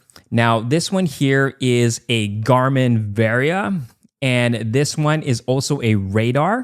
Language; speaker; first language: English; native; English